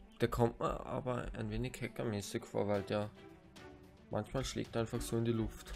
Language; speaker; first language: German; native; German